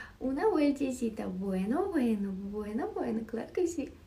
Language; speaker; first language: Spanish; non-native, learner; Russian